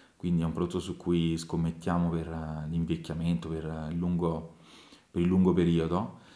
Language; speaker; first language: Italian; native; Italian